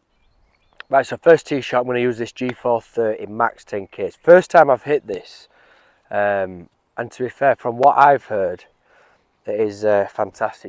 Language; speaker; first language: English; native; English